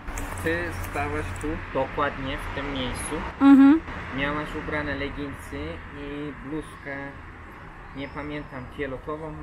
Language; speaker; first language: Polish; non-native, fluent; Turkish